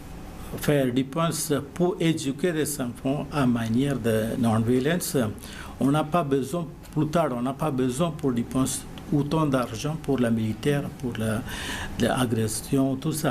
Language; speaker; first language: French; non-native, learner; Malayalam